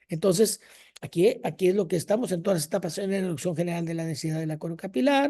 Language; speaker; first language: Spanish; native; Spanish